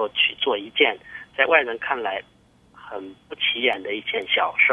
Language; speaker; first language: Chinese; native; Chinese